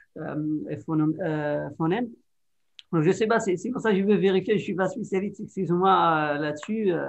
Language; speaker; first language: French; non-native, fluent; Arabic